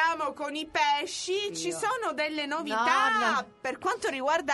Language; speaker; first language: Italian; native; Italian